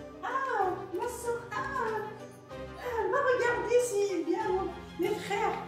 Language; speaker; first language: French; non-native, learner; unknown